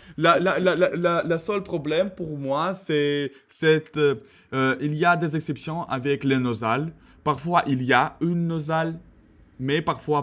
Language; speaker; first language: French; non-native, learner; Russian